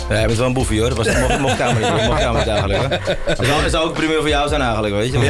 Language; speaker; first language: Dutch; early bilingual, other home language; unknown